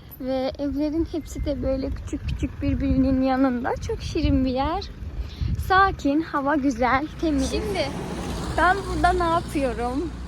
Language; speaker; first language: Turkish; non-native, fluent; Persian